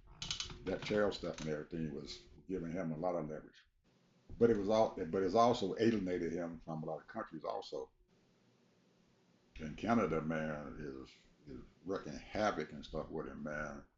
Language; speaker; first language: English; native; English